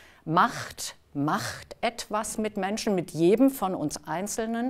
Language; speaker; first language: German; native; German